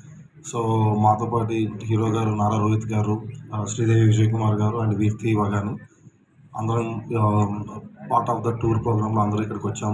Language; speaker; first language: Telugu; native; Telugu